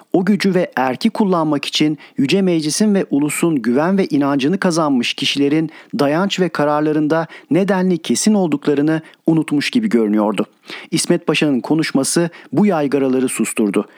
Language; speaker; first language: Turkish; native; Turkish